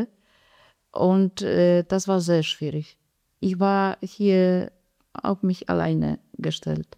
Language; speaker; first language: German; non-native, fluent; Polish